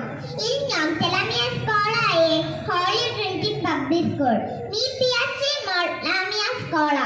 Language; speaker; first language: Italian; non-native, learner; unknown